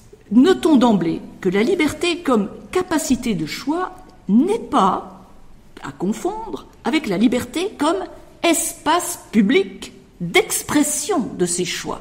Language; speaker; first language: French; native; French